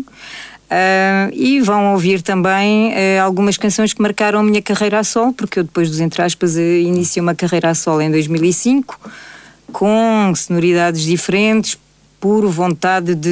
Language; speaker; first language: Portuguese; native; Portuguese